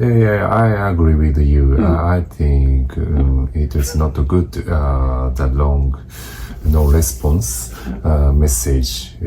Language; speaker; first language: English; non-native, learner; Japanese